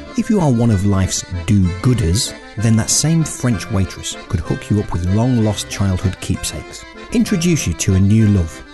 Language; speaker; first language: English; native; English